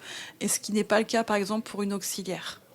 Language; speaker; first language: French; native; French